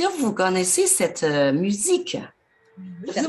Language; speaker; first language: French; non-native, fluent; Chinese